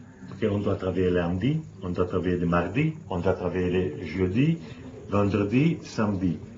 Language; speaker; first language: French; non-native, learner; Italian